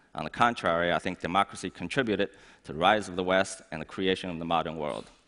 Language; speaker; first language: English; non-native, fluent; Chinese